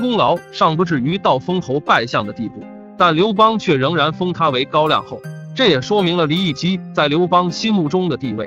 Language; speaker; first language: Chinese; native; Chinese